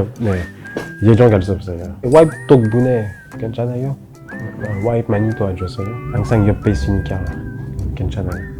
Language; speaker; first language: Korean; non-native, learner; French